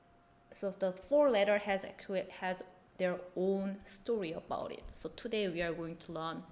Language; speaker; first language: English; non-native, fluent; Korean